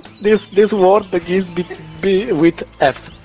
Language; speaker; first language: English; non-native, learner; Polish